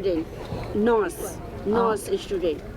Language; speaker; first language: English; non-native, learner; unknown